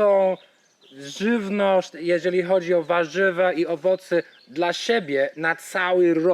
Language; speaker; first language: Polish; non-native, learner; English